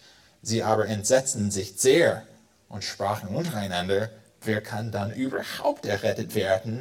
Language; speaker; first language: German; non-native, fluent; English